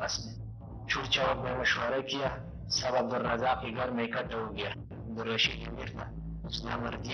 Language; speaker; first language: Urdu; non-native, local second language; Pashto